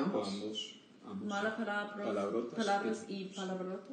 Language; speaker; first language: Spanish; non-native, learner; English